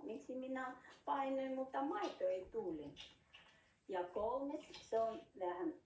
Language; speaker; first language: Finnish; non-native, learner; Russian